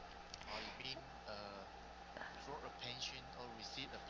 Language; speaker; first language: English; non-native, learner; Chinese